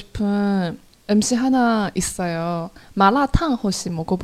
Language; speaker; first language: Korean; non-native, fluent; Chinese